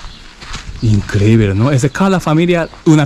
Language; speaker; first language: Spanish; non-native, learner; Japanese